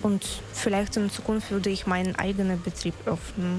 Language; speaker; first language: German; non-native, learner; Russian